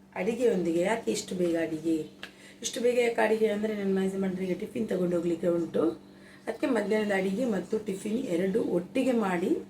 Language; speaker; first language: Kannada; native; Kannada